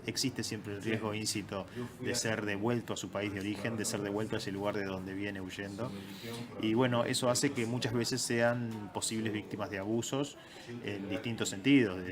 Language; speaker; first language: Spanish; native; Spanish